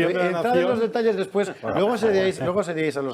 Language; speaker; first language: Spanish; native; Spanish